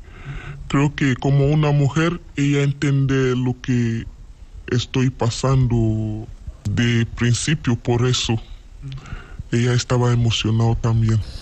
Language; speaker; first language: Spanish; non-native, learner; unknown